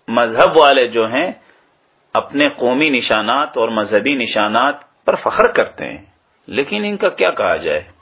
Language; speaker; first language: Urdu; native; Urdu